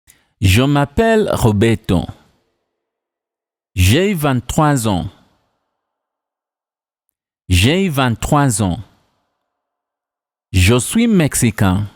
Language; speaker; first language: French; non-native, fluent; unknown